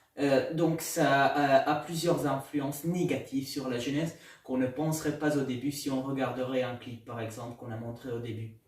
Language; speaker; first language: French; non-native, learner; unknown